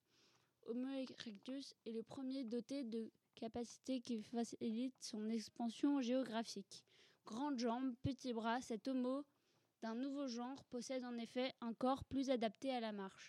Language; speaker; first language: French; native; French